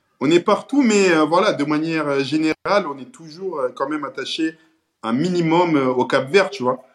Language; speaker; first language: French; early bilingual, other home language; Kabuverdianu